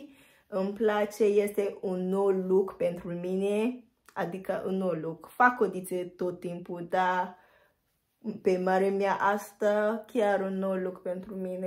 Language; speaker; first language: Romanian; non-native, fluent; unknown